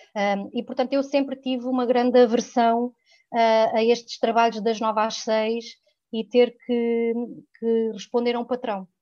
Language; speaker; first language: Portuguese; early bilingual, other home language; French